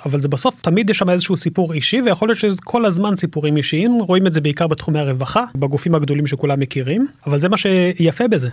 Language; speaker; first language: Hebrew; early bilingual, other home language; English